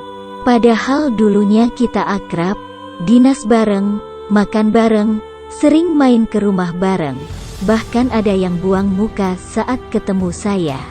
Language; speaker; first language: Indonesian; native; Indonesian